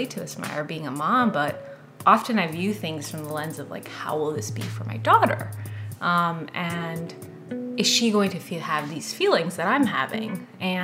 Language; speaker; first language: English; early bilingual, other home language; Punjabi